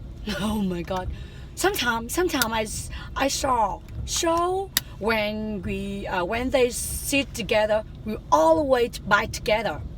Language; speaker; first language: English; non-native, learner; Vietnamese